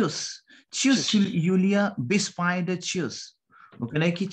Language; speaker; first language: German; non-native, learner; Hindi